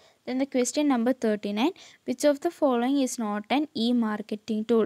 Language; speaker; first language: English; non-native, local second language; Malayalam